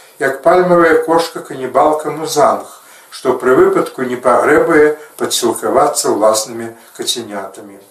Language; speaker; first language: Belarusian; native; Belarusian